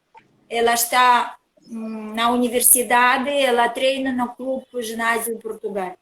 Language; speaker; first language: Portuguese; non-native, learner; Russian